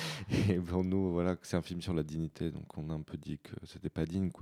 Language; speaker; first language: French; native; French